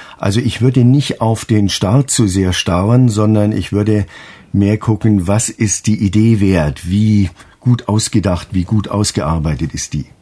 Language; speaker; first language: German; native; German